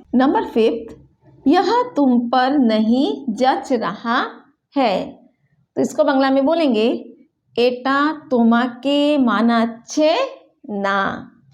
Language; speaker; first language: Hindi; native; Hindi